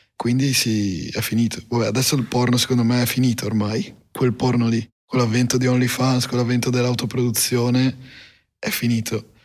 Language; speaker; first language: Italian; native; Italian